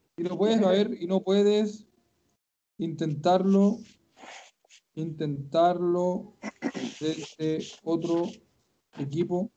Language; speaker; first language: Spanish; native; Spanish